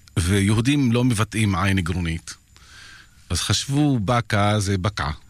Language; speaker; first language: Hebrew; non-native, local second language; Arabic